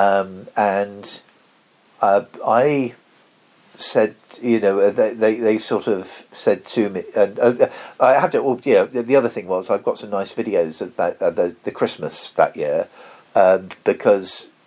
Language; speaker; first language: English; native; English